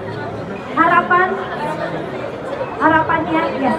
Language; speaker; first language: Indonesian; native; Indonesian